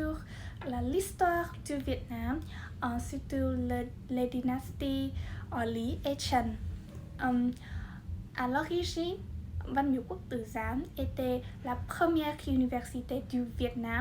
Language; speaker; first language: French; non-native, learner; Vietnamese